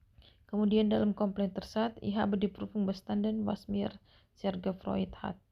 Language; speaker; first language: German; non-native, learner; Indonesian